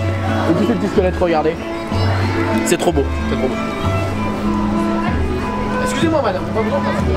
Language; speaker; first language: French; native; French